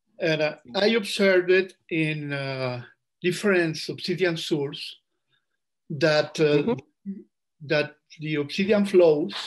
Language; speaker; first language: English; non-native, learner; Spanish